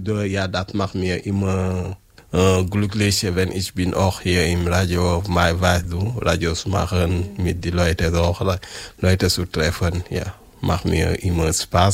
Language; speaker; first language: German; non-native, learner; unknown